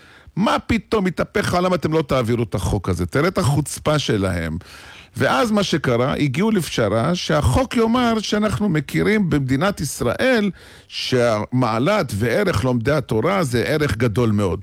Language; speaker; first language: Hebrew; native; Hebrew